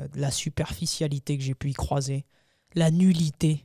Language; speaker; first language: French; native; French